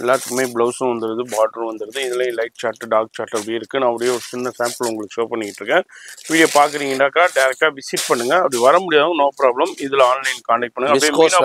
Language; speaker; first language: Tamil; native; Tamil